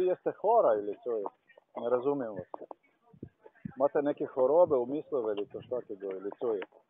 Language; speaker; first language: Polish; non-native, learner; Slovenian